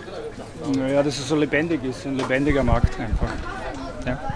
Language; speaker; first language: German; non-native, fluent; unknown